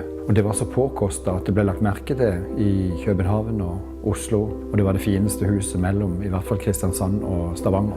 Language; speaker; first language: Norwegian; native; Norwegian